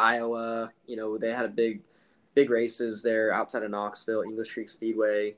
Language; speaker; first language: English; native; English